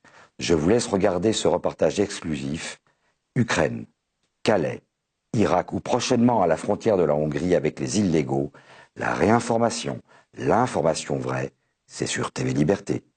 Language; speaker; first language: French; native; French